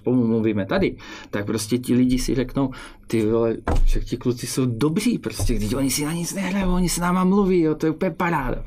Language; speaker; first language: Czech; native; Czech